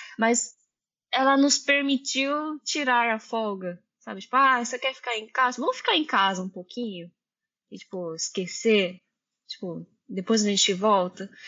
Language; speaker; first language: Portuguese; early bilingual, heritage; Japanese